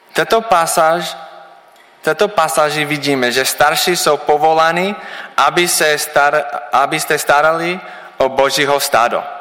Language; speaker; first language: Czech; non-native, learner; English